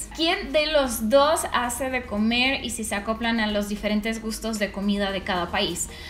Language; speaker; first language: Spanish; non-native, fluent; Russian